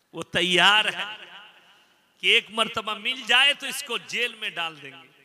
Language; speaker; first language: Hindi; non-native, local second language; Bangla